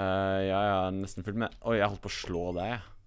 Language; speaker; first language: Norwegian; native; Norwegian